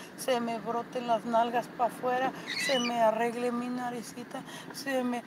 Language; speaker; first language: Spanish; early bilingual, heritage; Spanish